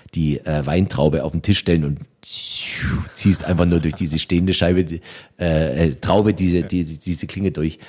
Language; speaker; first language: German; native; German